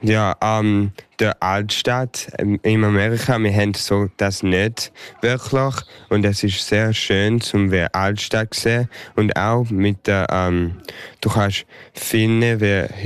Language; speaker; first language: German; early bilingual, heritage; English